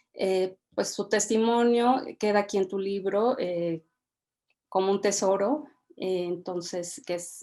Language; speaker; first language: Spanish; native; Spanish